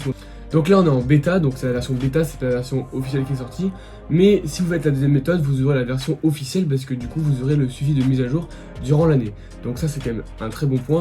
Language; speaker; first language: French; native; French